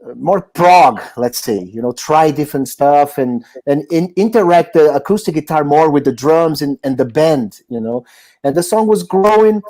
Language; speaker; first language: English; non-native, fluent; Portuguese